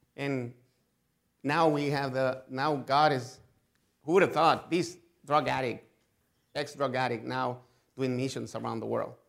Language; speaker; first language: English; non-native, fluent; Spanish